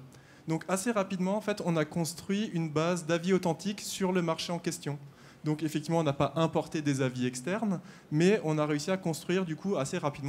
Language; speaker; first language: French; native; French